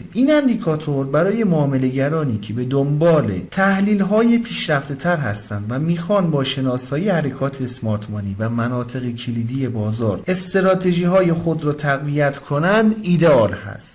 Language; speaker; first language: Persian; native; Persian